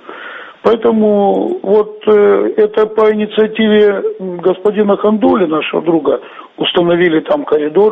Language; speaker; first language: Russian; native; Russian